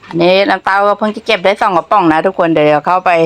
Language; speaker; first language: Thai; non-native, local second language; Northeastern Thai